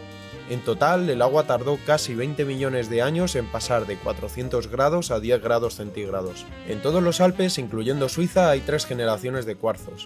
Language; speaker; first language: Spanish; native; Spanish